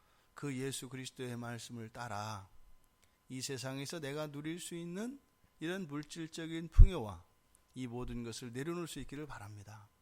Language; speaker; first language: Korean; native; Korean